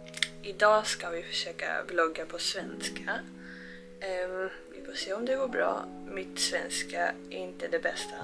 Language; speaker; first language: Swedish; early bilingual, heritage; Korean